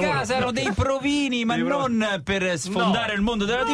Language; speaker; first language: Italian; native; Italian